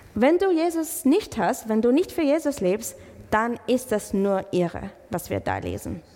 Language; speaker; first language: German; non-native, fluent; Arabic